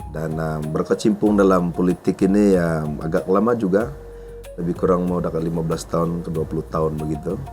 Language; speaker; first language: Malay; non-native, local second language; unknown